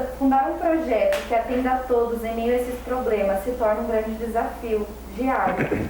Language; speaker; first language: Portuguese; native; Portuguese